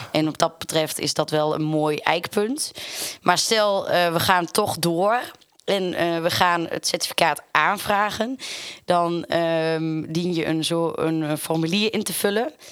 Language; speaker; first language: Dutch; native; Dutch